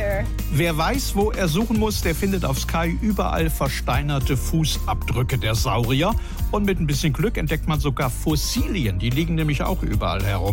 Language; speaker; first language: German; native; German